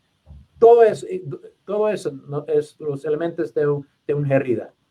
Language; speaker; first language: Spanish; non-native, learner; English